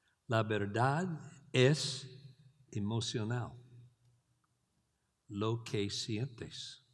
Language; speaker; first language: Spanish; non-native, learner; English